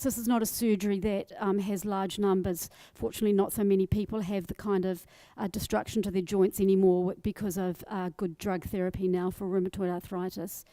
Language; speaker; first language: English; native; English